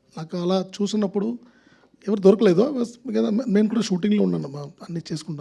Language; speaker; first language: Telugu; non-native, fluent; Tamil